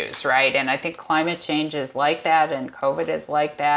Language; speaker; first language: English; native; English